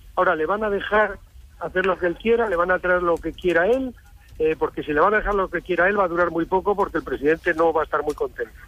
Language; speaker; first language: Spanish; native; Spanish